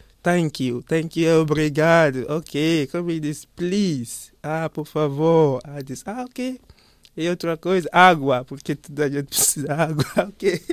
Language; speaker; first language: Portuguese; non-native, learner; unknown